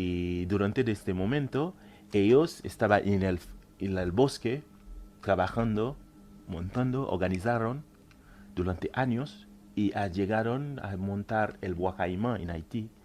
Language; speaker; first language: Spanish; non-native, fluent; Haitian Creole